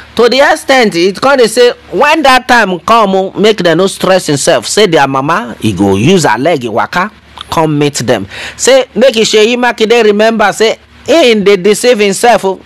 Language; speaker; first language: Nigerian Pidgin; non-native, local second language; Yoruba